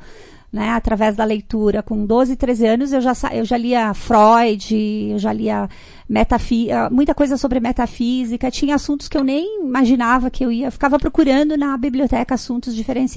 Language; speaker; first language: Portuguese; native; Portuguese